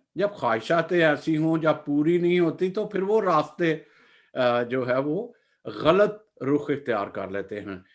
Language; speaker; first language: Urdu; non-native, local second language; Punjabi